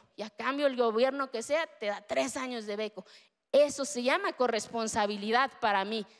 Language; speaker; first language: Spanish; early bilingual, other home language; Zapotec